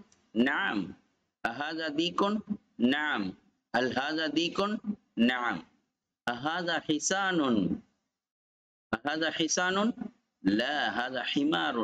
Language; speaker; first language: Arabic; non-native, fluent; Tamil